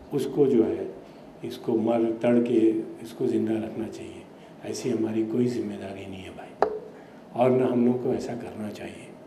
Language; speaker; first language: Urdu; native; Urdu